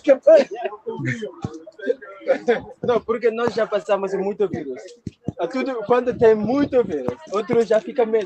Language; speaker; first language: Portuguese; non-native, learner; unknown